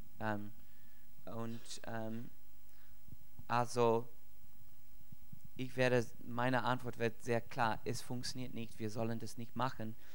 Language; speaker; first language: German; non-native, learner; English